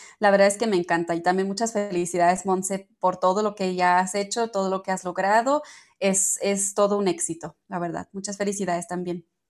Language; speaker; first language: Spanish; non-native, fluent; German